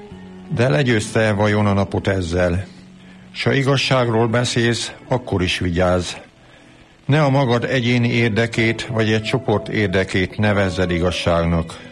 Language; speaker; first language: Hungarian; native; Hungarian